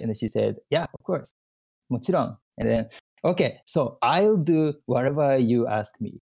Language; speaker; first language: English; non-native, learner; Japanese